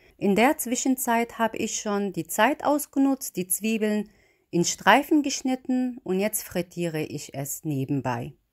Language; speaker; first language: German; non-native, fluent; Arabic